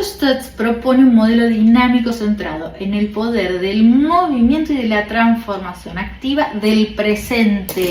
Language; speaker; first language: Spanish; native; Spanish